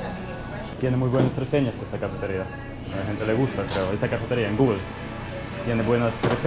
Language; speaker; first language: Spanish; non-native, fluent; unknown